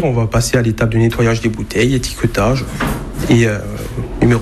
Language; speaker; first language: French; native; French